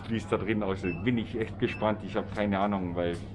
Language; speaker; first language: German; native; German